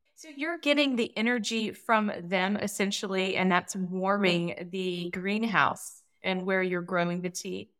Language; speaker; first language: English; native; English